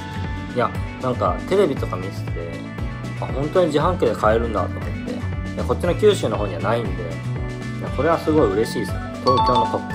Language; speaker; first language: Japanese; native; Japanese